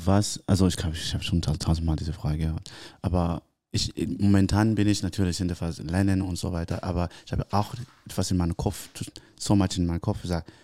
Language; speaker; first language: German; non-native, learner; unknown